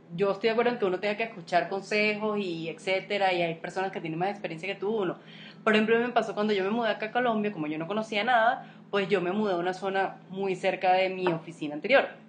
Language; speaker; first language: Spanish; native; Spanish